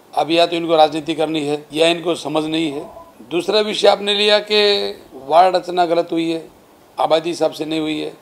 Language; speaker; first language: Hindi; non-native, local second language; Marathi